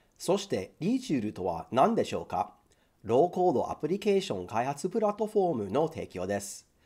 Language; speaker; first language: Japanese; non-native, fluent; English